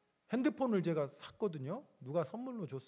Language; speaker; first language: Korean; native; Korean